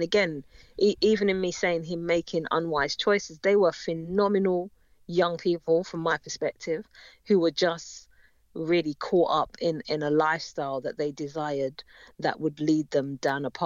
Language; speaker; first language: English; native; English